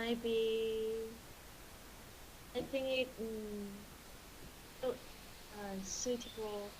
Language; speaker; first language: English; non-native, learner; Vietnamese